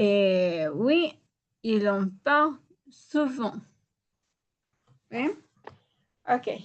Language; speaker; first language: French; non-native, learner; Spanish